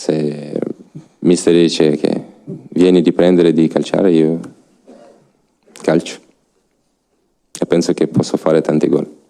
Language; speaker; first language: Italian; non-native, learner; Ukrainian